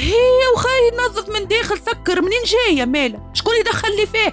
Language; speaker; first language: Arabic; native; Arabic